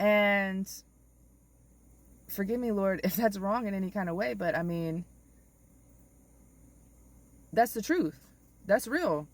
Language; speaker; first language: English; native; English